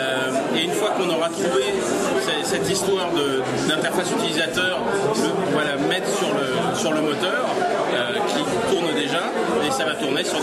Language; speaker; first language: French; native; French